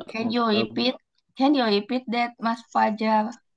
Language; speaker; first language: English; non-native, learner; Indonesian